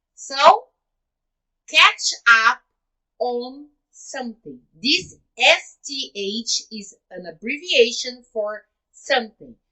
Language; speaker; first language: English; non-native, fluent; Portuguese